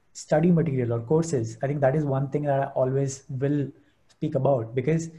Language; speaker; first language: English; non-native, local second language; Hindi